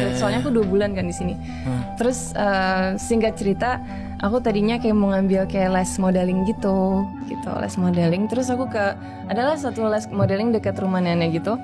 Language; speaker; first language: Indonesian; early bilingual, heritage; Indonesian